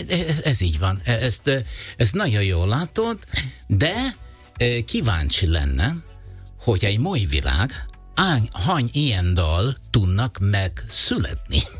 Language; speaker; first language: Hungarian; non-native, fluent; Italian